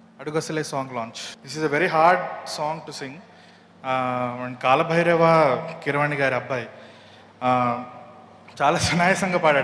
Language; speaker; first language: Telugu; non-native, fluent; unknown